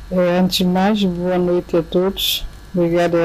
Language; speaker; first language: Portuguese; native; Portuguese